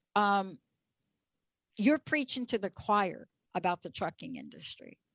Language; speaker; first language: English; native; English